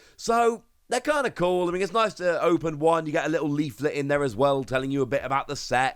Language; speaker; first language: English; native; English